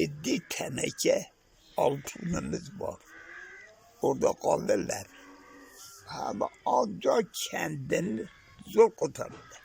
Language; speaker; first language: Turkish; non-native, local second language; Kurdish